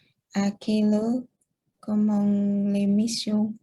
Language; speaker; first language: French; non-native, learner; Vietnamese